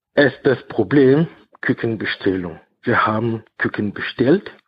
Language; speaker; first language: German; non-native, fluent; French